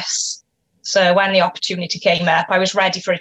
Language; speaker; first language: English; native; English